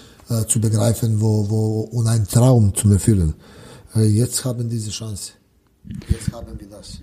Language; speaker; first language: German; non-native, learner; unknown